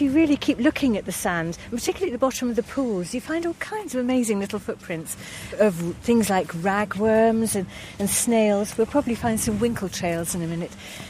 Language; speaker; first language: English; native; English